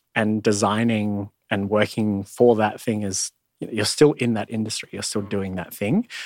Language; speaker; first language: English; native; English